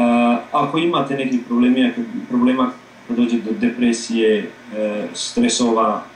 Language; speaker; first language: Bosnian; early bilingual, heritage; English